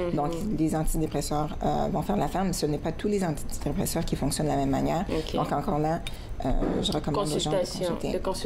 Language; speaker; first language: French; native; French